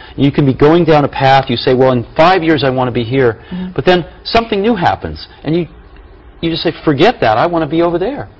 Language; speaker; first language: English; native; English